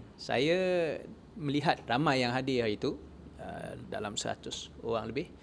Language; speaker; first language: Malay; non-native, local second language; Chinese